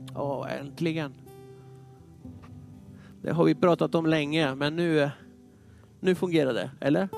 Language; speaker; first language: Swedish; non-native, fluent; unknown